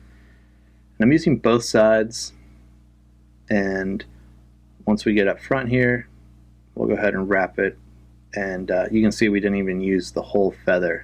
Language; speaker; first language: English; native; English